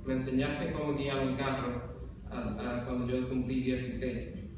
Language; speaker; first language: Spanish; early bilingual, other home language; English